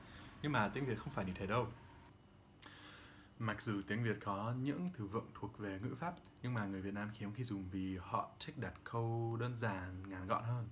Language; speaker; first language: Vietnamese; non-native, learner; English